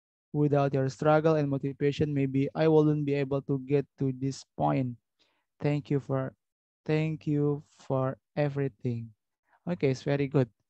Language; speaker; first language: English; non-native, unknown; Indonesian